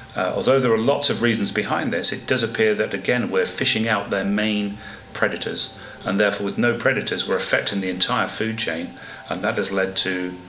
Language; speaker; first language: English; native; English